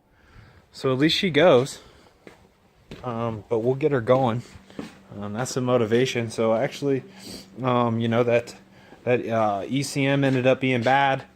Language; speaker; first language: English; native; English